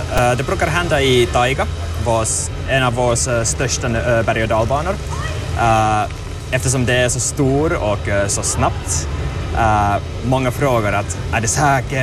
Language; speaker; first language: Swedish; non-native, learner; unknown